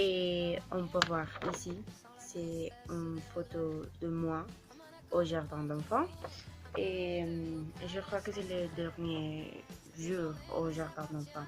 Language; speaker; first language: French; non-native, learner; Spanish